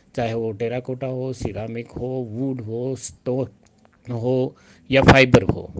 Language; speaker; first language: Hindi; non-native, local second language; Gujarati